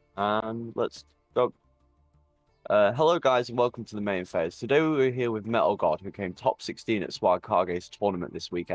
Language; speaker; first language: English; native; English